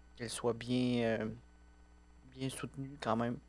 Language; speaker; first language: French; native; French